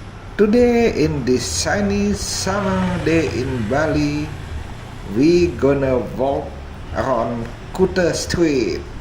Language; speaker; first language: English; non-native, fluent; Indonesian